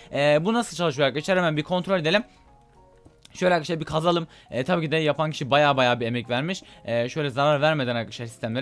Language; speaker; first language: Turkish; native; Turkish